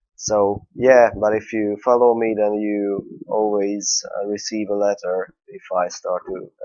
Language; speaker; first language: English; non-native, fluent; Hungarian